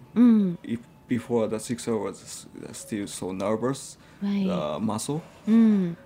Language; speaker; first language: English; non-native, fluent; Japanese